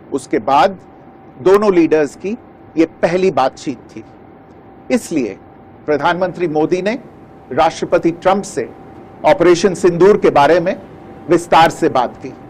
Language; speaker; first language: Hindi; native; Hindi